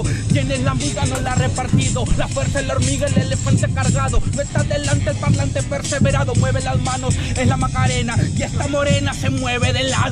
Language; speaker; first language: Spanish; native; Spanish